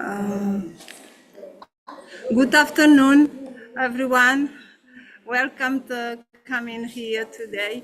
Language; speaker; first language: English; non-native, learner; Portuguese